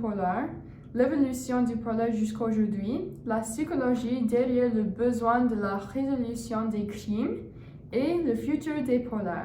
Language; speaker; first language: French; non-native, learner; English